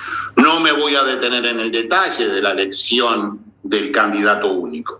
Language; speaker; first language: Spanish; native; Spanish